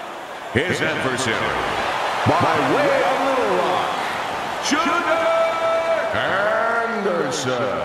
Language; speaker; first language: English; native; English